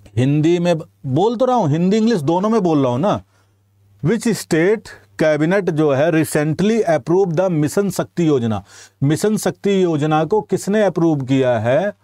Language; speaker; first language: Hindi; native; Hindi